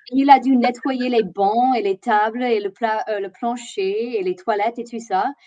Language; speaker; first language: French; non-native, fluent; English